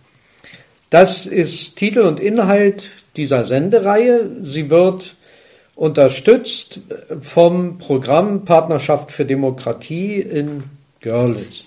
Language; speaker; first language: German; native; German